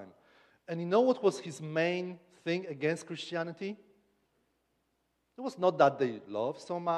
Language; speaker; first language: English; non-native, fluent; Polish